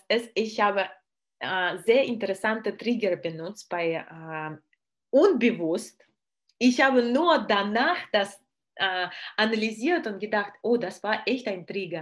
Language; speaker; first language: German; non-native, learner; Russian